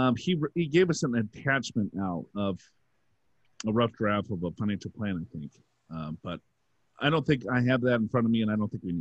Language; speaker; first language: English; native; English